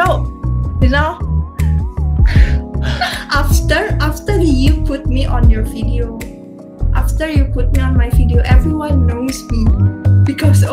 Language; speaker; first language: English; non-native, learner; Indonesian